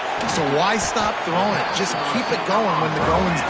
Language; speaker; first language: English; native; English